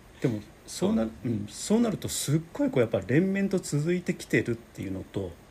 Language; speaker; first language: Japanese; native; Japanese